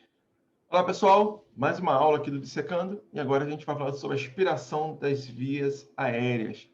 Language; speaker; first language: Portuguese; native; Portuguese